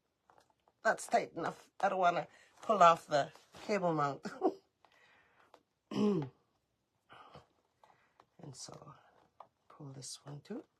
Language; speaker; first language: English; native; English